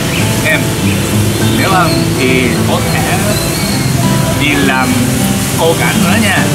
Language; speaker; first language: Vietnamese; non-native, learner; Japanese